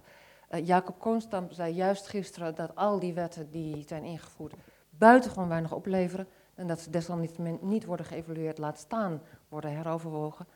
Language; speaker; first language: Dutch; native; Dutch